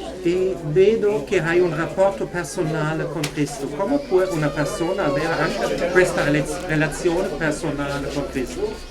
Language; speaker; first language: Italian; non-native, fluent; German